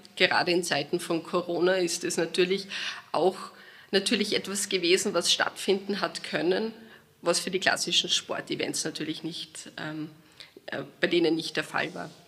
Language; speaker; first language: German; native; German